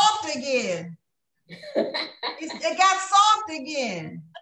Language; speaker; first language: English; native; English